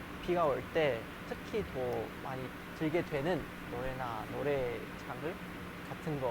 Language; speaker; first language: Korean; non-native, learner; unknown